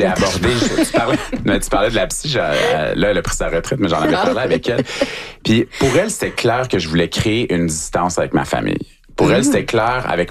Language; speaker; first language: French; native; French